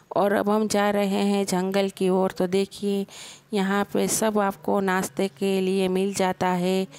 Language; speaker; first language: Hindi; non-native, local second language; Gujarati